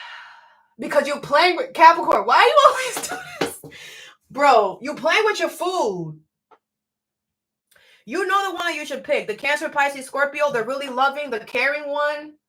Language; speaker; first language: English; native; English